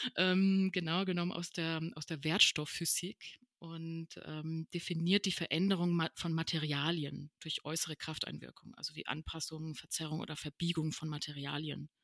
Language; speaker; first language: German; early bilingual, other home language; Spanish